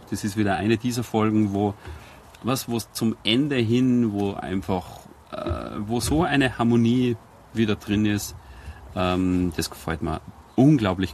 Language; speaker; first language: German; native; German